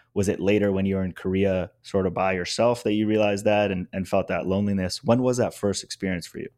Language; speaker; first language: English; native; English